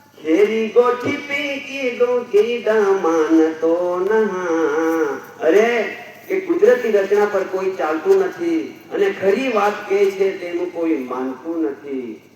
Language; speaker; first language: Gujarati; non-native, local second language; Bhili